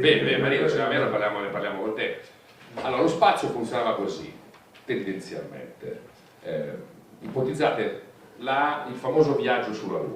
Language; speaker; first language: Italian; native; Italian